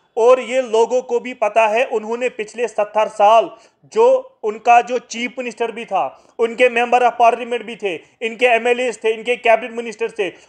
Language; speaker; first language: Hindi; non-native, local second language; Kashmiri